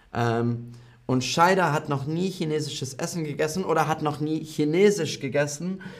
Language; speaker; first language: German; non-native, fluent; English